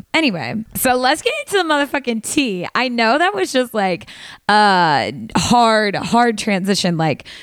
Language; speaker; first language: English; native; English